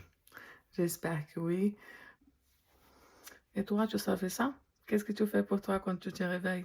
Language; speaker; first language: French; non-native, fluent; Portuguese